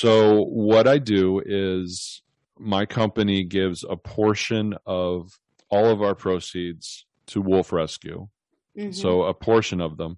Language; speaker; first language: English; native; English